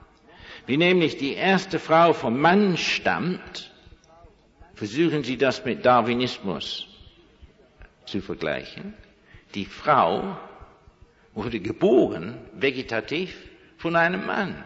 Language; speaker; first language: German; non-native, fluent; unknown